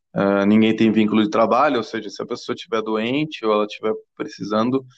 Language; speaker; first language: Portuguese; non-native, fluent; English